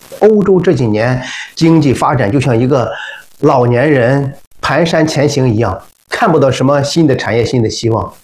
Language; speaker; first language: Chinese; native; Chinese